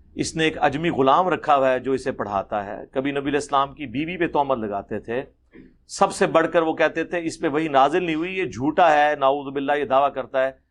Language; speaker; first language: Urdu; non-native, local second language; Punjabi